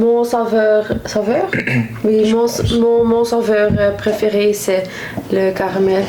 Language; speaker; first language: French; non-native, local second language; Turkish